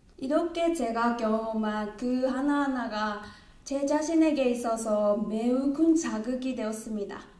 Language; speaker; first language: Korean; non-native, learner; Japanese